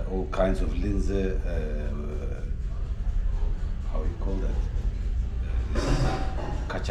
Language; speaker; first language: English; non-native, learner; Turkish